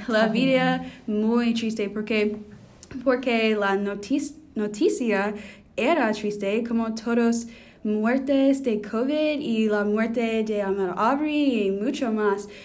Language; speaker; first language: Spanish; non-native, learner; English